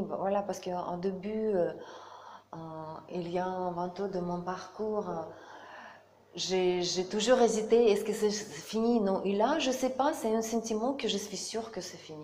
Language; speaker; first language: French; non-native, learner; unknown